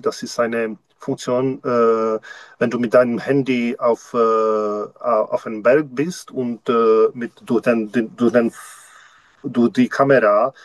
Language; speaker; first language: German; non-native, learner; Czech